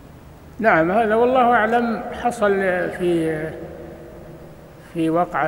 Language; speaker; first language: Arabic; native; Arabic